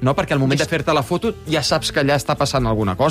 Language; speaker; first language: Catalan; native; Catalan